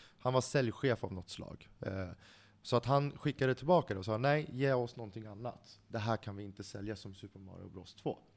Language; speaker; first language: Swedish; early bilingual, other home language; Central Kurdish